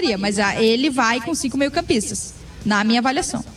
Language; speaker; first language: Portuguese; native; Portuguese